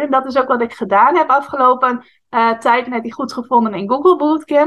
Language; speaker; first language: Dutch; native; Dutch